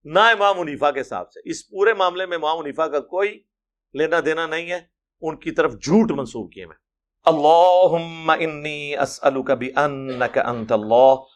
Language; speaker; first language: Urdu; non-native, local second language; Punjabi